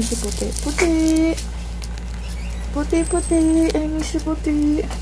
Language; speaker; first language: Filipino; native; Filipino